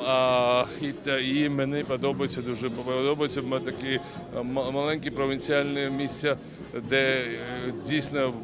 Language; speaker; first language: Ukrainian; non-native, fluent; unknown